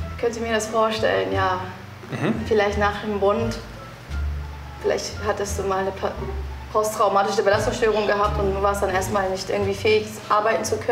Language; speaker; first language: German; early bilingual, other home language; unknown